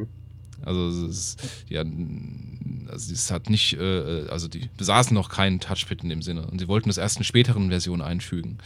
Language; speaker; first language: German; native; German